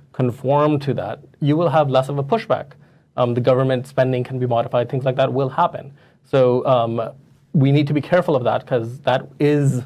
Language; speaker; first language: English; non-native, local second language; Urdu